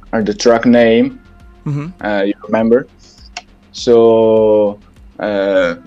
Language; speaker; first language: English; non-native, learner; Italian